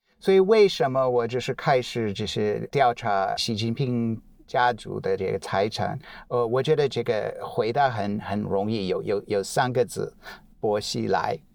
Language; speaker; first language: Chinese; non-native, fluent; English